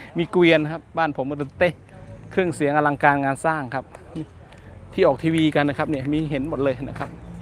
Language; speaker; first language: Thai; non-native, local second language; Northern Khmer